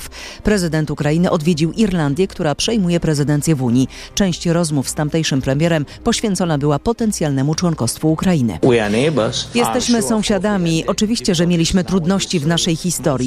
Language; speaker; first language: Polish; native; Polish